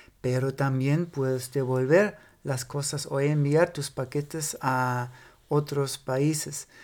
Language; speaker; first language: Spanish; non-native, fluent; German